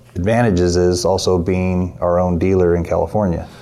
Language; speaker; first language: English; native; English